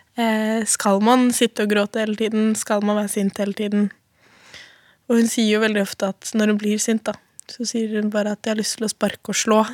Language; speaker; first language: Norwegian; native; Norwegian